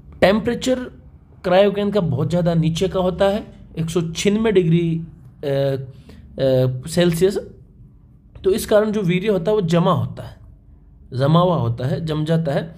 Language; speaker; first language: Hindi; native; Hindi